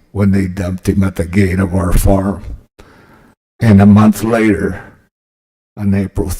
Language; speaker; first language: English; early bilingual, other home language; Spanish